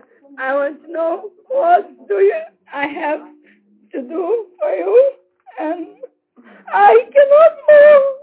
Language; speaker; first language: English; non-native, fluent; Dutch